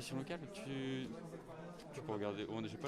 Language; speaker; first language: French; native; French